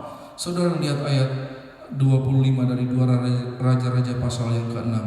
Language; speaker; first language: Indonesian; native; Indonesian